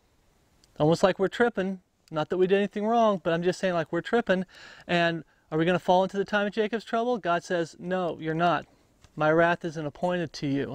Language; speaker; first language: English; native; English